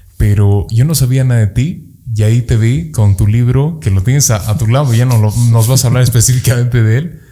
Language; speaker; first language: Spanish; native; Spanish